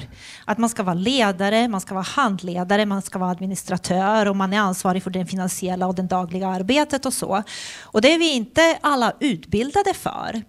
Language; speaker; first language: Swedish; non-native, fluent; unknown